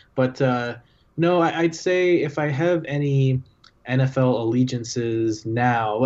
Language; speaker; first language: English; native; English